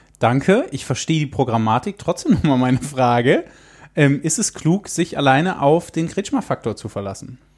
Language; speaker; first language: German; native; German